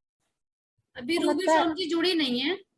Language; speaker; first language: Hindi; native; Hindi